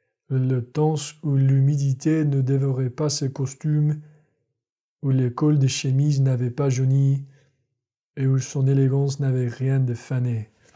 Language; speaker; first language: French; non-native, fluent; English